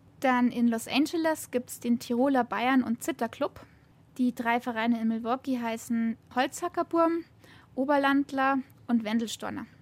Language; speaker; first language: German; native; German